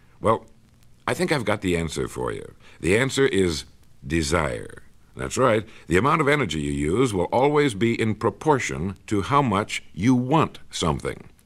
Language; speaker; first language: English; native; English